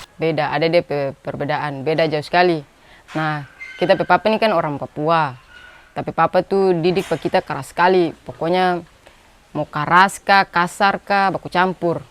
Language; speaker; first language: Indonesian; native; Indonesian